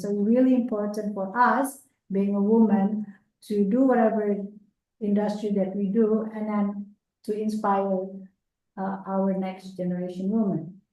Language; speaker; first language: English; non-native, local second language; Indonesian